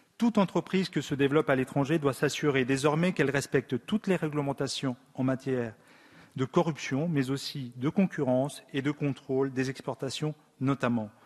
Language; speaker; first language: French; early bilingual, other home language; Spanish